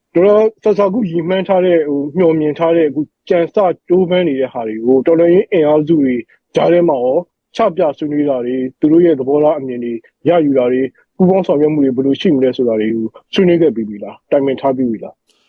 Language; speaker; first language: Burmese; native; Burmese